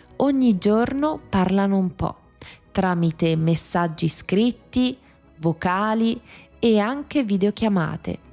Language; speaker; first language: Italian; native; Italian